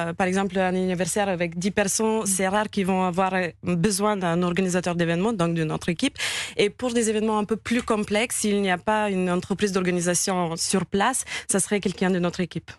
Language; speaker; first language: French; non-native, fluent; Bulgarian